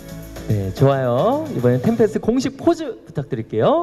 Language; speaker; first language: Korean; native; Korean